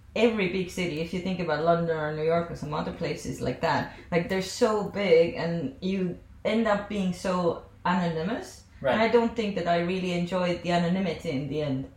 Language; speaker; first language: English; non-native, fluent; Estonian